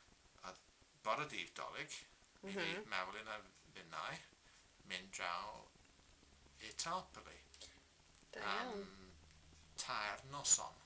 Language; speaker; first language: Welsh; non-native, learner; English